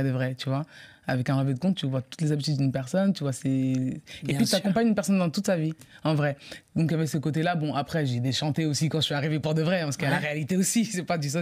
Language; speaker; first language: French; native; French